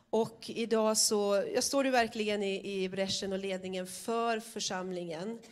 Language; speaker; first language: Swedish; native; Swedish